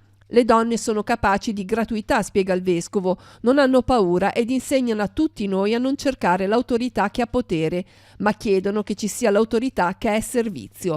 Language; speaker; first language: Italian; native; Italian